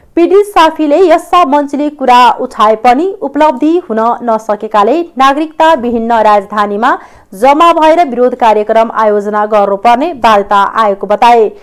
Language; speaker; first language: Nepali; non-native, local second language; Maithili